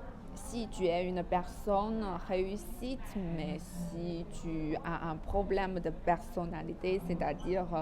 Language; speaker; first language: French; non-native, fluent; Chinese